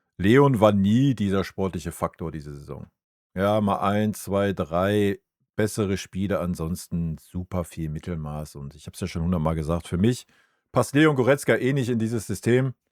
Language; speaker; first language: German; native; German